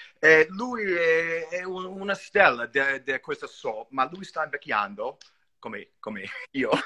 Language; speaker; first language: Italian; non-native, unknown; English